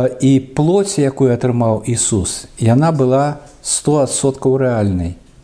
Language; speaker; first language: Belarusian; non-native, local second language; Russian